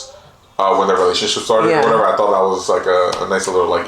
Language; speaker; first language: English; native; English